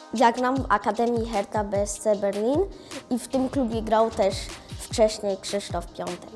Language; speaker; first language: Polish; early bilingual, heritage; Polish